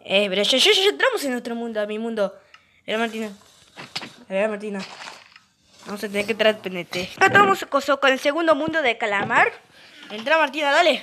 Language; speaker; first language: Spanish; native; Spanish